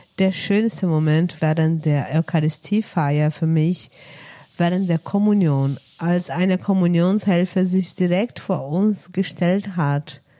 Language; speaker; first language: German; non-native, fluent; Portuguese